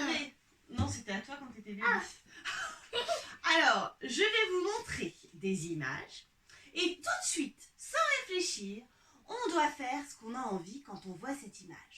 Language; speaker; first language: French; native; French